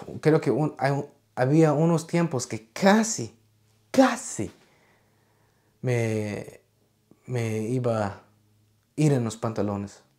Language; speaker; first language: Spanish; early bilingual, heritage; Spanish